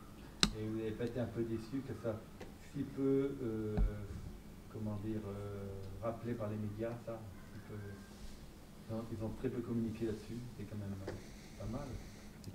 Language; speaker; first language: French; native; French